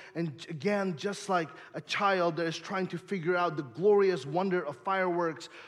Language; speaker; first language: English; early bilingual, other home language; Indonesian